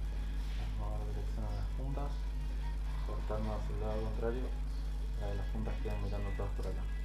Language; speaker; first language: Spanish; native; Spanish